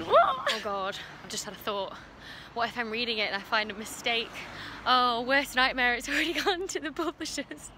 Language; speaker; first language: English; native; English